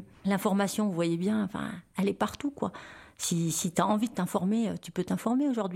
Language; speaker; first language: French; native; French